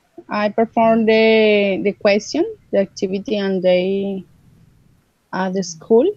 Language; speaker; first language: English; non-native, learner; Spanish